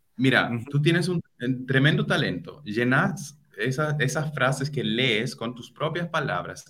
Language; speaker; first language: Spanish; non-native, fluent; German